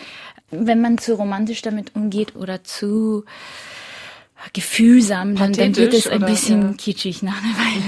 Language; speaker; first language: German; early bilingual, other home language; Korean